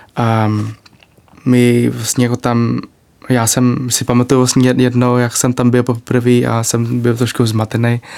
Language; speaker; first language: Czech; non-native, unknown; Vietnamese